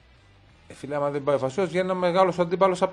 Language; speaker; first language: Greek; native; Greek